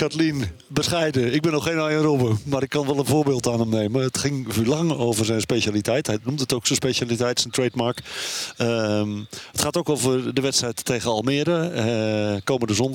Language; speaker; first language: Dutch; native; Dutch